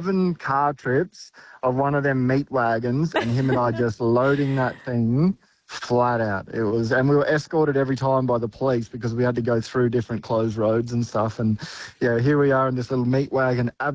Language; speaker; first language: English; native; English